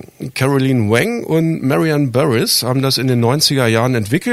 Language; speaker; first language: German; native; German